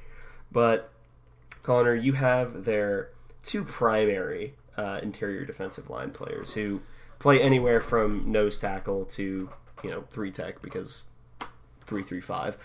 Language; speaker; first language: English; native; English